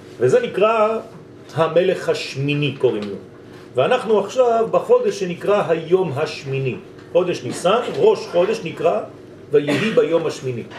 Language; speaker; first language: Hebrew; non-native, fluent; French